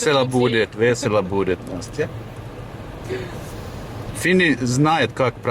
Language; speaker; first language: Russian; non-native, learner; Finnish